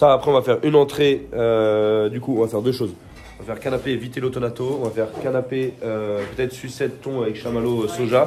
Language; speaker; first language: French; native; French